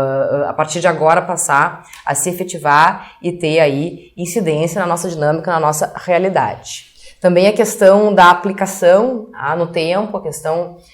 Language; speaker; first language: Portuguese; native; Portuguese